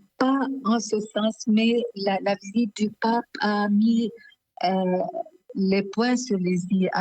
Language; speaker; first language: French; non-native, local second language; Arabic